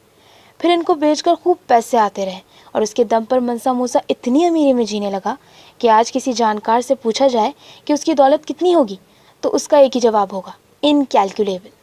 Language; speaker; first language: Urdu; native; Urdu